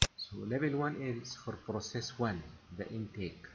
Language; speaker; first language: English; non-native, fluent; Arabic